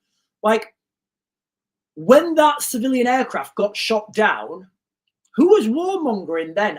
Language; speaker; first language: English; native; English